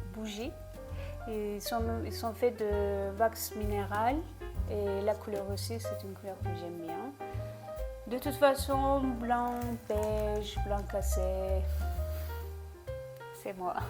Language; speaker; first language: French; non-native, fluent; Turkish